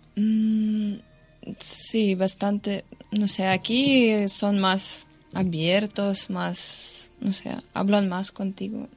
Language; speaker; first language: Spanish; non-native, fluent; Russian